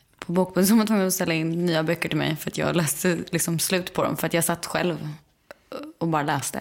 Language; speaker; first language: Swedish; native; Swedish